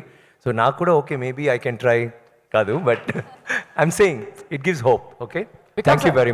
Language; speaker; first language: Telugu; non-native, learner; Tamil